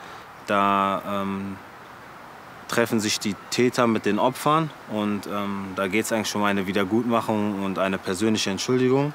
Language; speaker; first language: German; early bilingual, other home language; French